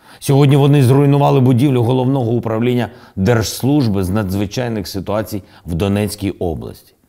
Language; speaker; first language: Ukrainian; non-native, local second language; Russian